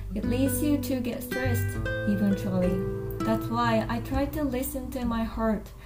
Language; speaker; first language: English; non-native, fluent; Japanese